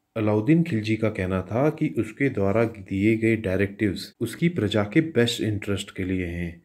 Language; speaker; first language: Hindi; native; Hindi